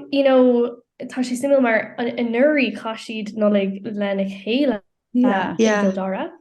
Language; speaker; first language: Irish; non-native, local second language; English